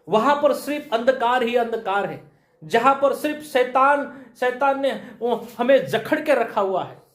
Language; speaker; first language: Hindi; non-native, local second language; Marathi